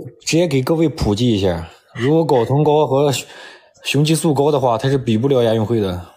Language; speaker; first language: Chinese; native; Chinese